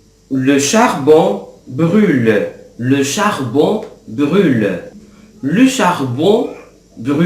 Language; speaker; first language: French; non-native, fluent; Arabic